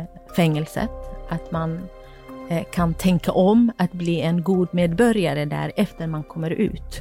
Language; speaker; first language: Swedish; non-native, fluent; Kurdish